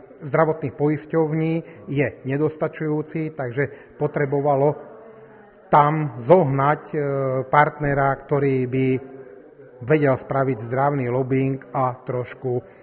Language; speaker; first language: Slovak; native; Slovak